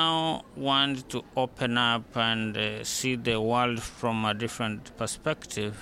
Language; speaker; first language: English; non-native, local second language; Gusii